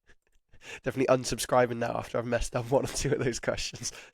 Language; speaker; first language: English; native; English